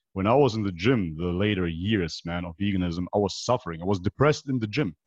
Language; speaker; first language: English; non-native, fluent; Macedonian